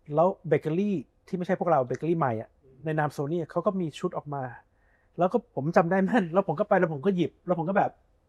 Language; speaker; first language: Thai; early bilingual, heritage; Thai